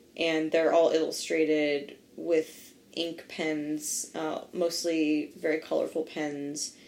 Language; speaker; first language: English; native; English